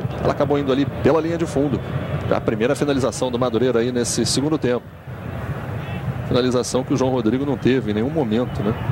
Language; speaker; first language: Portuguese; native; Portuguese